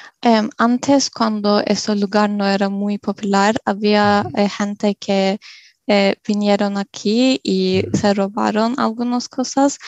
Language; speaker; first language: Spanish; non-native, learner; Turkish